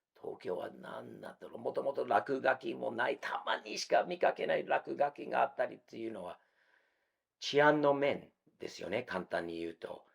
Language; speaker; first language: Japanese; non-native, fluent; English